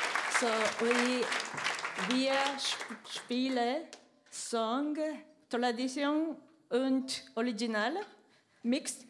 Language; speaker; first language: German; non-native, learner; Japanese